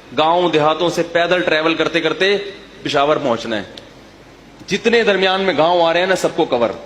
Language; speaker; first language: Urdu; native; Urdu